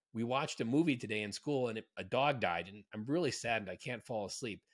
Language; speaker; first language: English; native; English